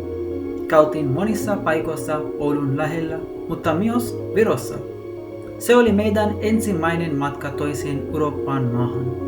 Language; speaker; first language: Finnish; non-native, learner; Sinhala